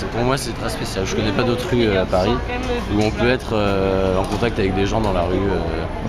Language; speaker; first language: French; native; French